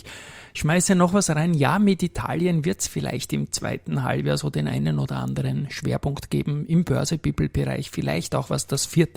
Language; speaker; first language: German; native; German